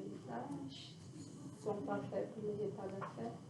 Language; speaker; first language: French; non-native, learner; Portuguese